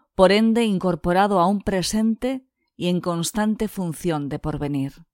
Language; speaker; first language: Spanish; non-native, local second language; Basque